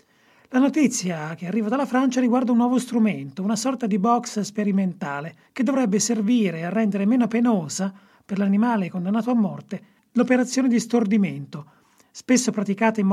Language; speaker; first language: Italian; native; Italian